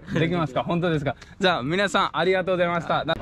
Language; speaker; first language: Japanese; non-native, learner; Hindi